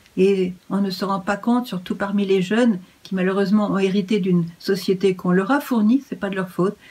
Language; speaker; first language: French; native; French